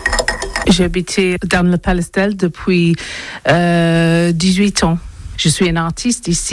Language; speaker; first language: French; non-native, learner; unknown